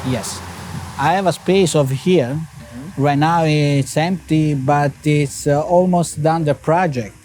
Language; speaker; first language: English; non-native, fluent; Italian